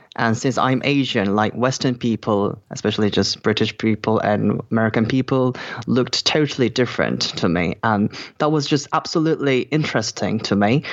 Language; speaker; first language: English; non-native, fluent; Korean